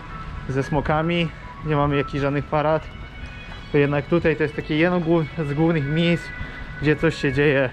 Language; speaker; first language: Polish; native; Polish